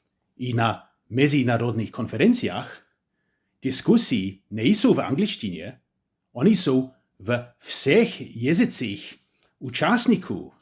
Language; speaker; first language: Czech; non-native, learner; English